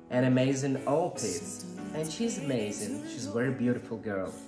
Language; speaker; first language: English; non-native, learner; Russian